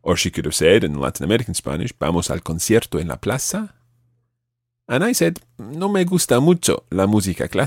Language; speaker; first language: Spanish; non-native, fluent; English